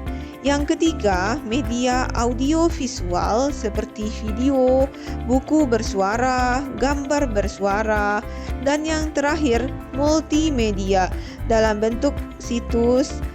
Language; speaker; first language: Indonesian; native; Indonesian